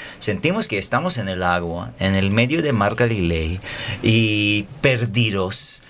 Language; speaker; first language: Spanish; non-native, fluent; Hebrew